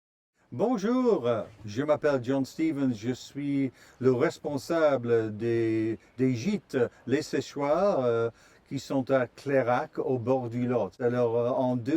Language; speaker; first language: French; non-native, fluent; English